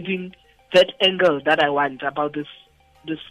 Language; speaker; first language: English; non-native, local second language; Tswana